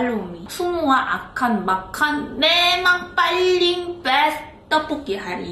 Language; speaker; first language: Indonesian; non-native, learner; Korean